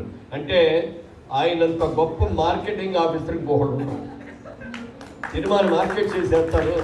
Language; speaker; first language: Telugu; native; Telugu